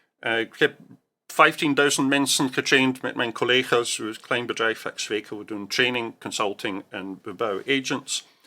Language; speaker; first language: Dutch; non-native, fluent; English